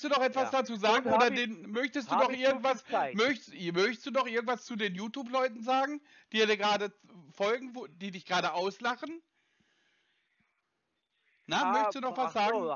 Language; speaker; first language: German; native; German